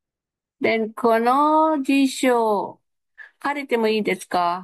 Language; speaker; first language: Japanese; non-native, fluent; Filipino